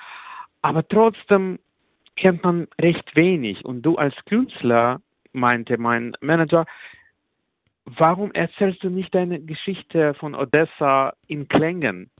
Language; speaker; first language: German; non-native, fluent; Russian